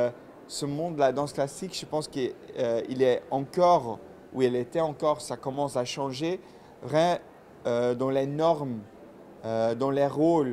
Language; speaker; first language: French; non-native, local second language; Dutch